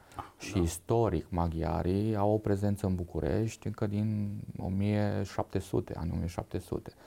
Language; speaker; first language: Romanian; non-native, local second language; Hungarian